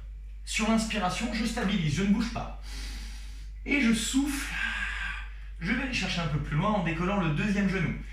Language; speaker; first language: French; native; French